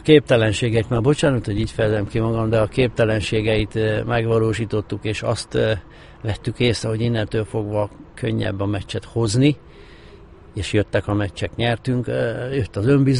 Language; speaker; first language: Hungarian; native; Hungarian